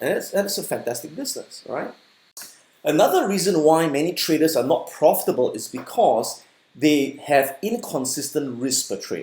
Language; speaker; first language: English; native; English